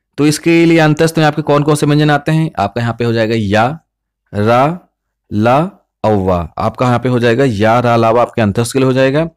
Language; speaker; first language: Hindi; native; Hindi